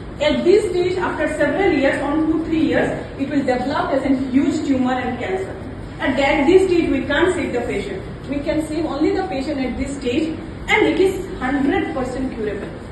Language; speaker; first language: English; non-native, local second language; Bangla